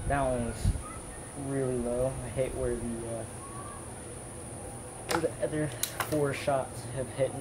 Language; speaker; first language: English; native; English